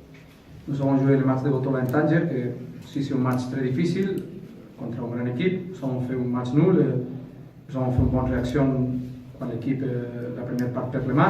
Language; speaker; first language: French; non-native, fluent; Spanish